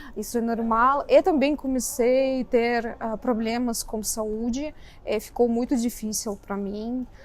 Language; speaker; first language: Portuguese; non-native, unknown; Russian